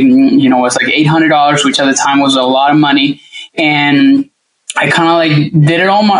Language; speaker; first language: English; non-native, fluent; Spanish